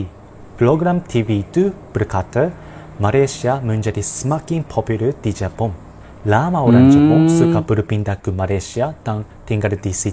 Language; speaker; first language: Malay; non-native, learner; Japanese